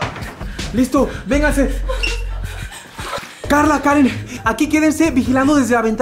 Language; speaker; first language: Spanish; native; Spanish